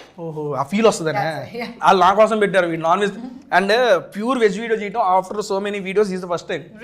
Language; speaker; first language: Telugu; native; Telugu